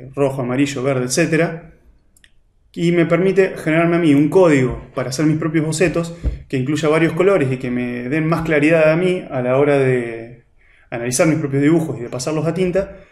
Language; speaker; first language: Spanish; native; Spanish